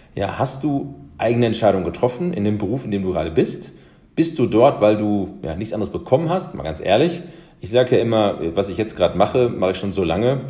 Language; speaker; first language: German; early bilingual, other home language; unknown